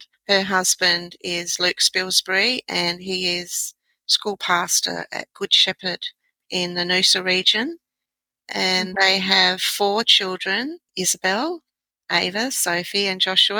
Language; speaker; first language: English; native; English